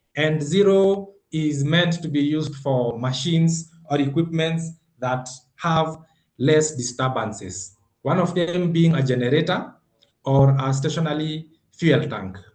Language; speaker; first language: English; non-native, local second language; Swahili